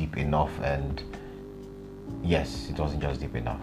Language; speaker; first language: English; non-native, local second language; Yoruba